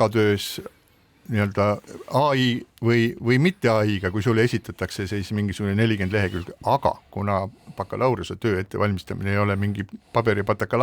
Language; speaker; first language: Estonian; native; Estonian